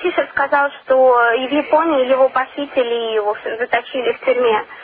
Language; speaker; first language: Russian; native; Russian